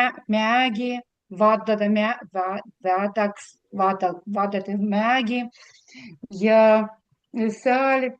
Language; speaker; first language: Estonian; non-native, learner; Russian